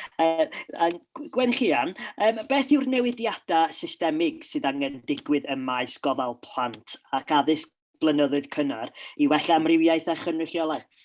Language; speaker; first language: Welsh; non-native, local second language; English